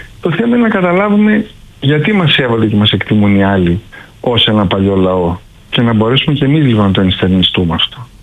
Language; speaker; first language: Greek; native; Greek